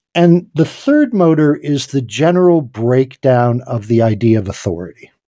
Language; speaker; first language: English; native; English